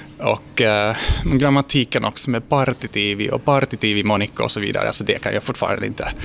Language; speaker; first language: Swedish; non-native, fluent; Hungarian